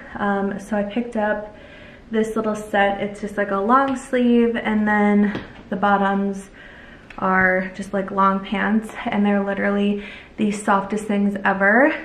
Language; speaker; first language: English; native; English